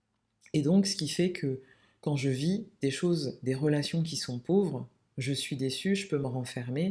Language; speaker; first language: French; native; French